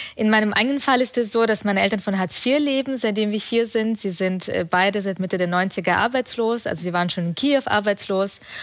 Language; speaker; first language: German; early bilingual, other home language; Russian